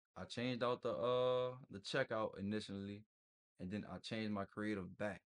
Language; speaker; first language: English; native; English